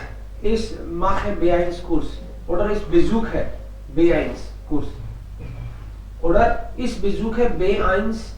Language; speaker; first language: German; non-native, fluent; Hindi